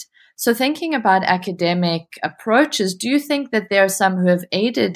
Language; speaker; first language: English; native; English